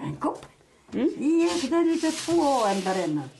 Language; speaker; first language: Swedish; early bilingual, heritage; Swedish